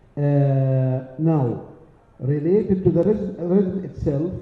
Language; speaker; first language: English; non-native, fluent; Arabic